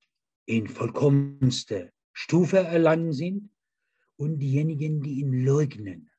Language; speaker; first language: German; non-native, fluent; Persian